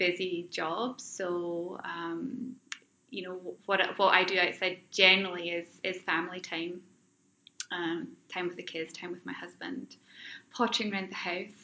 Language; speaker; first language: English; native; English